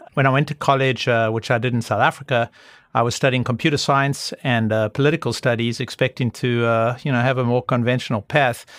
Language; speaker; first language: English; native; English